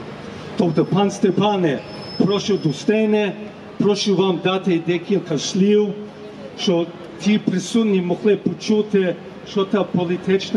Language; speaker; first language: Ukrainian; early bilingual, heritage; Ukrainian